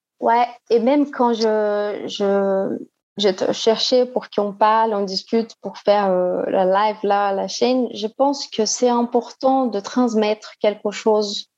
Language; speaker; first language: French; non-native, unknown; Portuguese